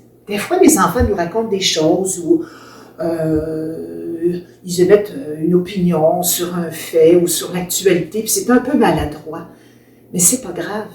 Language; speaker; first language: French; native; French